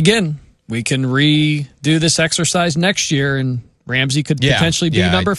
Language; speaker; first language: English; native; English